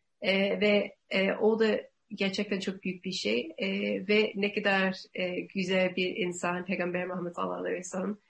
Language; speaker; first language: Turkish; non-native, learner; English